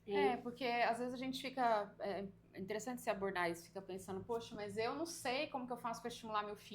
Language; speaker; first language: Portuguese; native; Portuguese